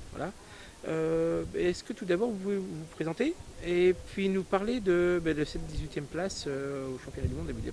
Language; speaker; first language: French; native; French